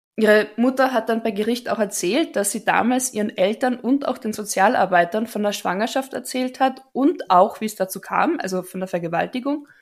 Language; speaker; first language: German; native; German